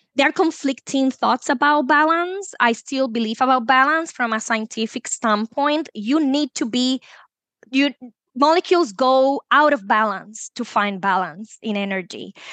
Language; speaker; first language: English; non-native, fluent; Spanish